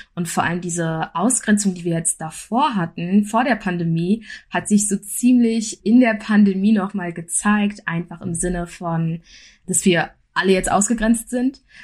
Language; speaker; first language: German; early bilingual, other home language; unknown